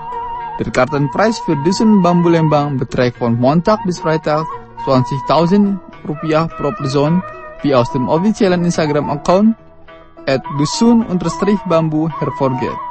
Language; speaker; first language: German; non-native, fluent; Indonesian